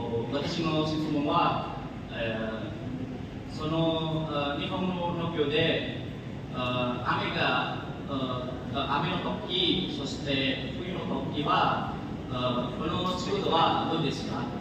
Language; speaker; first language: Japanese; non-native, learner; Indonesian